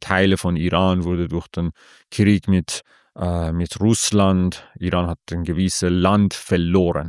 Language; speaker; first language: German; non-native, fluent; Persian